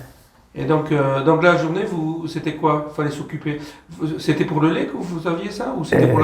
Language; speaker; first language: French; native; French